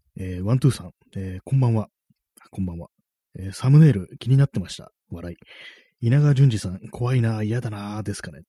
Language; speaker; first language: Japanese; native; Japanese